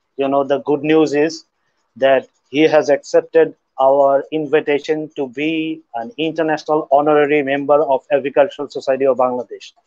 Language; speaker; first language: English; non-native, local second language; Bangla